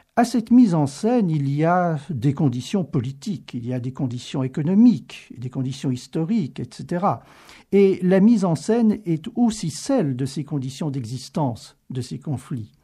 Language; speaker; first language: French; native; French